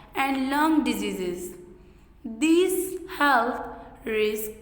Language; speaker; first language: English; non-native, local second language; Urdu